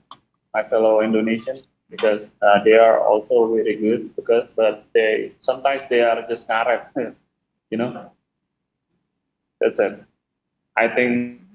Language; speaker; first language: English; non-native, fluent; Indonesian